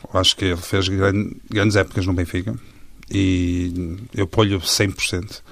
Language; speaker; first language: Portuguese; early bilingual, heritage; Portuguese